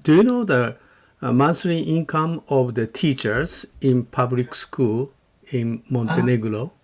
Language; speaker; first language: English; non-native, learner; Japanese